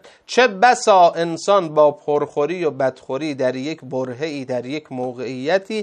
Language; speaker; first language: Persian; native; Persian